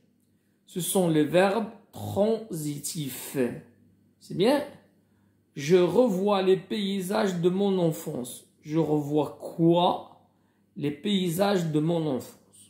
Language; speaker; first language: French; non-native, local second language; Arabic